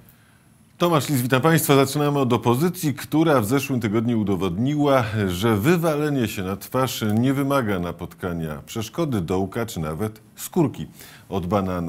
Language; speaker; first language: Polish; native; Polish